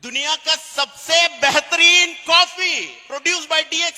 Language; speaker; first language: Hindi; non-native, local second language; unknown